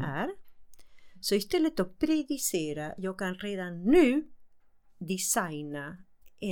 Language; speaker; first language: Swedish; non-native, fluent; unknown